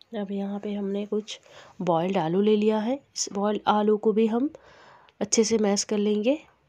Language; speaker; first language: Hindi; non-native, local second language; Bangla